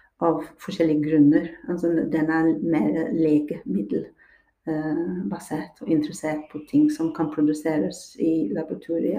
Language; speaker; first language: Norwegian; non-native, fluent; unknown